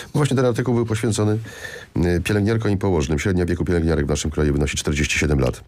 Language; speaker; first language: Polish; native; Polish